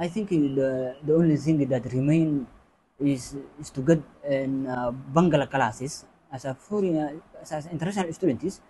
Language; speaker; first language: English; non-native, fluent; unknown